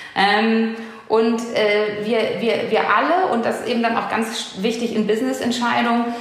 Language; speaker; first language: German; native; German